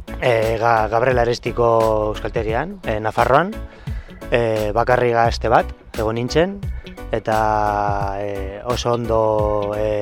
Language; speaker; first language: Basque; non-native, learner; Spanish